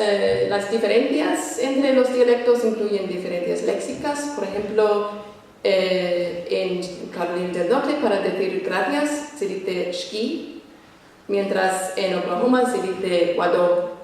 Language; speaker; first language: Spanish; non-native, fluent; English